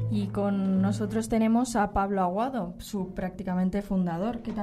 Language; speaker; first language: Spanish; native; Spanish